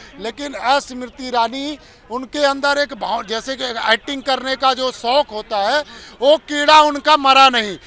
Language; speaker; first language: Hindi; native; Hindi